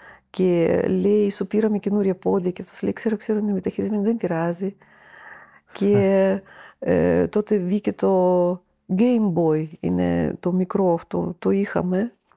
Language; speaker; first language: Greek; non-native, fluent; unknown